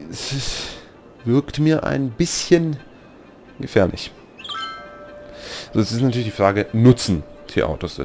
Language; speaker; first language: German; native; German